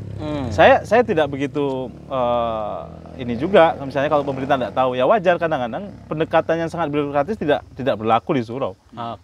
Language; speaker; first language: Indonesian; non-native, local second language; Minangkabau